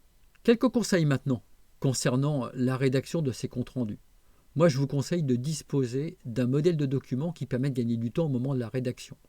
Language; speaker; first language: French; native; French